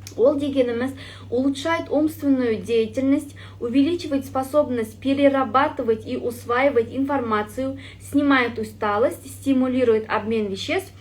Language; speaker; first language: Russian; non-native, local second language; Kazakh